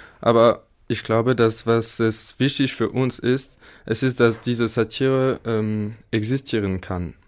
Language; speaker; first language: German; non-native, fluent; French